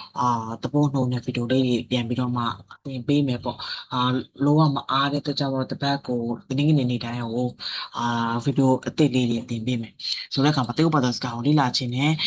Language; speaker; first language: Burmese; native; Burmese